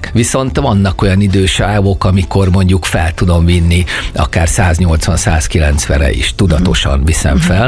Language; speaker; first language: Hungarian; native; Hungarian